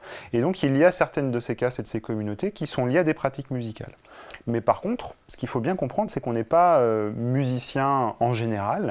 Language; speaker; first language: French; native; French